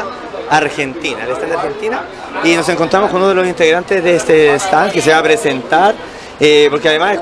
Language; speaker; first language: Spanish; native; Spanish